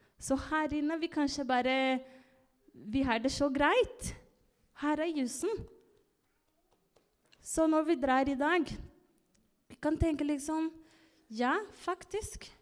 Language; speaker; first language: Norwegian; non-native, fluent; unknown